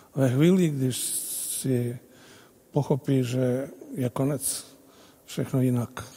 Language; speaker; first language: Czech; non-native, fluent; Bosnian